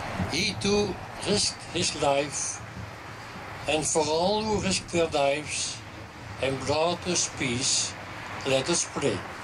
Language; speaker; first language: English; non-native, fluent; Dutch